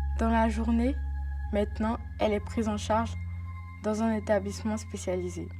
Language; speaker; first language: French; native; French